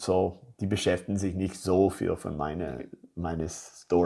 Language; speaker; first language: German; non-native, fluent; English